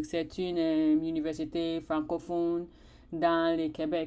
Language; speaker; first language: French; non-native, learner; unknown